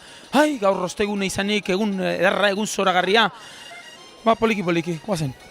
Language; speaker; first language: Basque; native; Basque